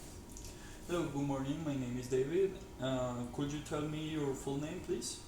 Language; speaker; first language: English; non-native, learner; Spanish